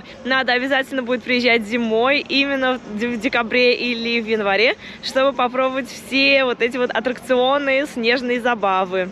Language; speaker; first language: Russian; native; Russian